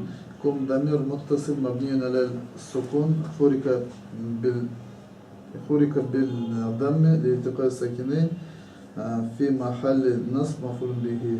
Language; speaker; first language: Arabic; non-native, learner; Chechen